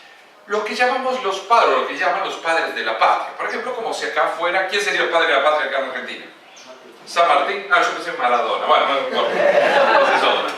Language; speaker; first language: Spanish; native; Spanish